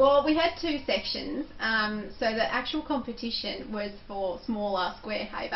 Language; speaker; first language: English; native; English